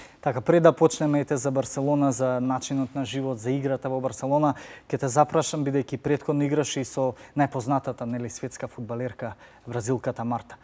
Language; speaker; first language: Macedonian; native; Macedonian